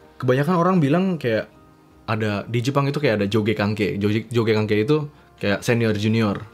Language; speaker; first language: Indonesian; native; Indonesian